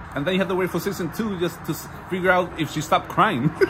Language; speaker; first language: English; early bilingual, other home language; Spanish